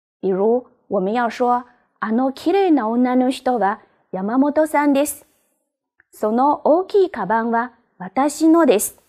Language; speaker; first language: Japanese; non-native, fluent; Chinese